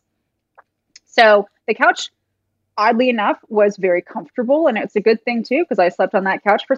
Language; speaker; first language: English; native; English